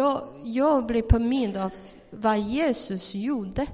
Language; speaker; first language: Swedish; non-native, fluent; Chinese